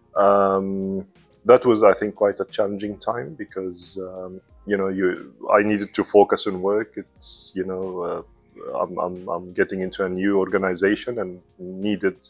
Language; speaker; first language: English; non-native, fluent; Arabic